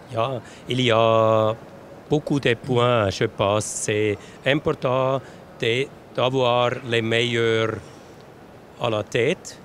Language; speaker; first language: French; non-native, local second language; German